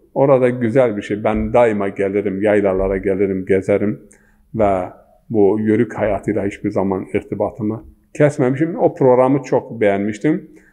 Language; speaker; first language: Turkish; non-native, local second language; Zaza